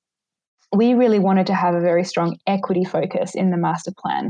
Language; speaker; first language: English; native; English